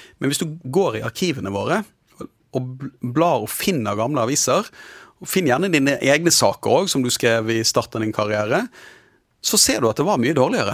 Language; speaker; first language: Norwegian; native; Norwegian